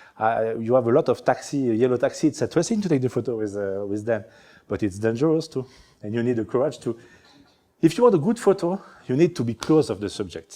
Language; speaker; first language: English; non-native, learner; French